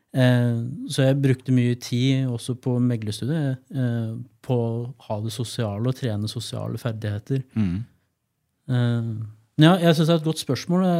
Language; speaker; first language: Norwegian; native; Norwegian